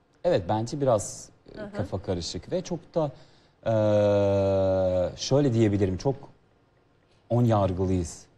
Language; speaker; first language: Turkish; non-native, fluent; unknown